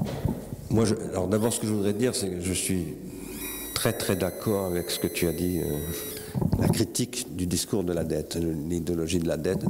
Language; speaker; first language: French; native; French